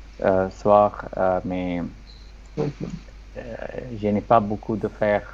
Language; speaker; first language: French; non-native, learner; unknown